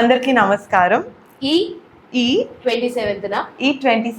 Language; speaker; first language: Telugu; non-native, local second language; Urdu